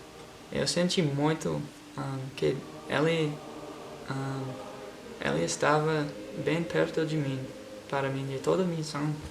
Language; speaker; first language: Portuguese; non-native, learner; English